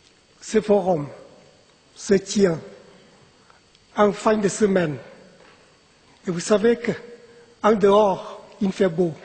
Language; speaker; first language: French; non-native, fluent; Vietnamese